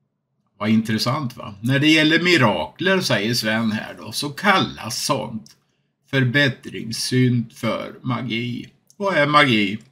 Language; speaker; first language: Swedish; native; Swedish